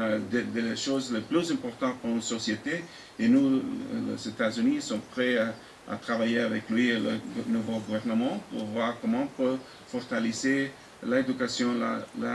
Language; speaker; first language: French; non-native, fluent; English